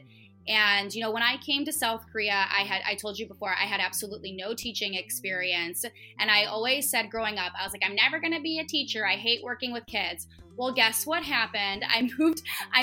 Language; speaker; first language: English; native; English